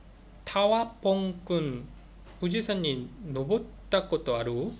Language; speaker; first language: Japanese; non-native, learner; Korean